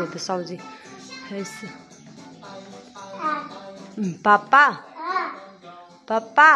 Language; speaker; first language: Chinese; non-native, learner; Nepali